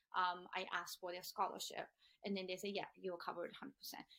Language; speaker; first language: English; non-native, fluent; Japanese